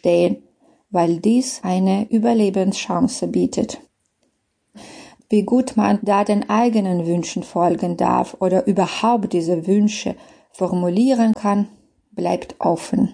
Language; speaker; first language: German; non-native, fluent; Belarusian